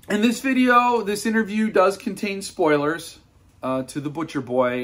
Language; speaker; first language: English; native; English